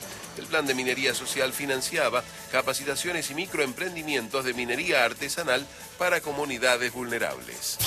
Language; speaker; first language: Spanish; native; Spanish